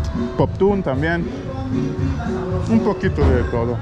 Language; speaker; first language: Spanish; non-native, learner; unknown